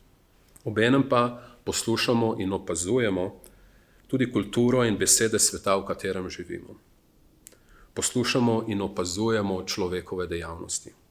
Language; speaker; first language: Slovenian; native; Slovenian